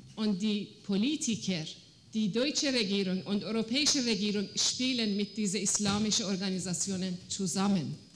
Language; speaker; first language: German; non-native, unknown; Persian